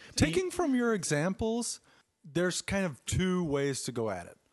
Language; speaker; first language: English; native; English